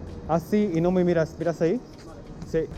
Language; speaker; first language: Spanish; non-native, fluent; English